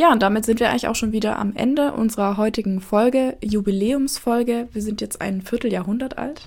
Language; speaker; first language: German; native; German